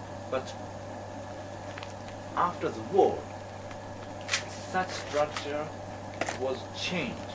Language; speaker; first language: English; non-native, fluent; Japanese